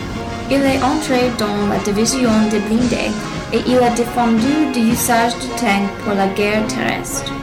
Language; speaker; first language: French; non-native, learner; English